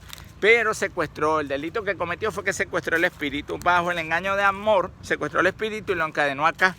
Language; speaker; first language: Spanish; native; Spanish